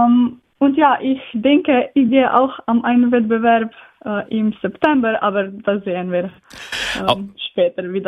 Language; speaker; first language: German; non-native, learner; Slovenian